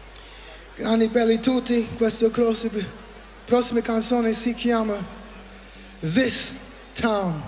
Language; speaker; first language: Italian; non-native, fluent; English